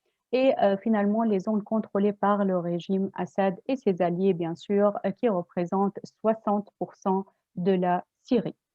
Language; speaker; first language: French; non-native, fluent; Arabic